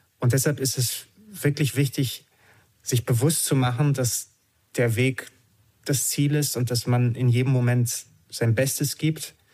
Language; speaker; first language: German; early bilingual, other home language; Romanian